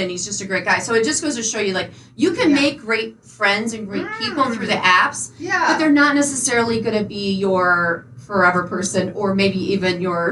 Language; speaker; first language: English; native; English